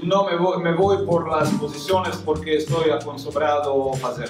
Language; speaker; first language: Spanish; non-native, fluent; Serbian